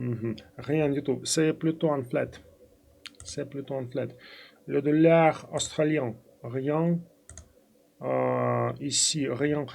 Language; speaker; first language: French; non-native, fluent; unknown